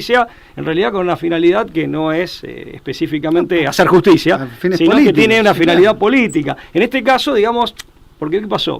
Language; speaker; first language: Spanish; native; Spanish